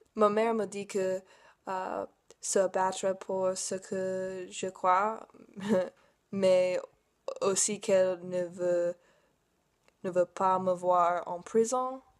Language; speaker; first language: French; non-native, learner; English